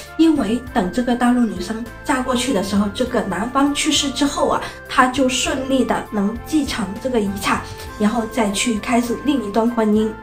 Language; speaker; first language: Chinese; native; Chinese